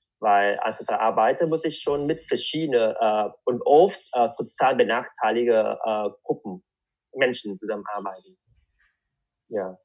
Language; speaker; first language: German; non-native, fluent; Vietnamese